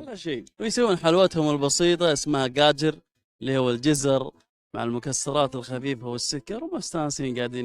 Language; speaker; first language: Arabic; native; Arabic